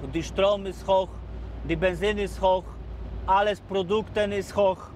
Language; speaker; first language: German; non-native, learner; Polish